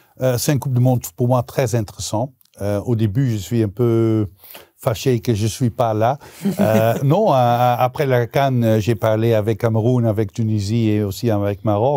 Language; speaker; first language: French; non-native, local second language; Dutch